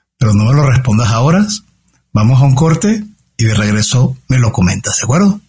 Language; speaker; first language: Spanish; native; Spanish